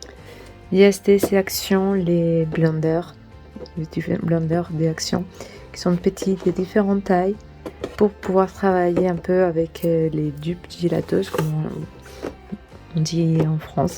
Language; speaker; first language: French; non-native, learner; Spanish